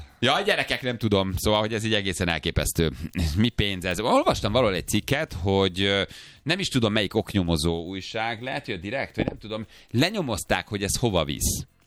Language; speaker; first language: Hungarian; native; Hungarian